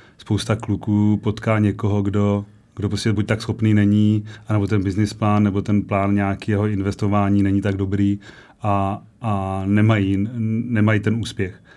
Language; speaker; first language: Czech; native; Czech